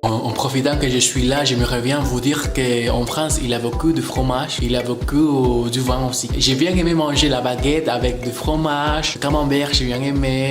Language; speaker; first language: French; non-native, fluent; Spanish